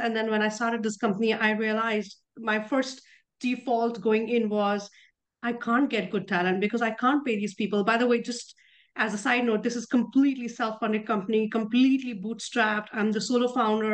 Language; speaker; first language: English; non-native, local second language; Hindi